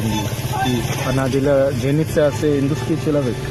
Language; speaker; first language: Russian; non-native, learner; Hindi